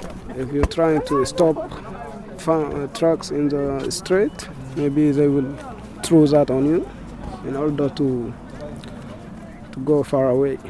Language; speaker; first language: English; non-native, learner; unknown